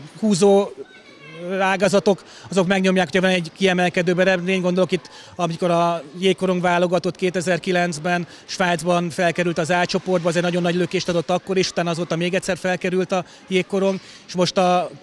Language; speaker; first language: Hungarian; native; Hungarian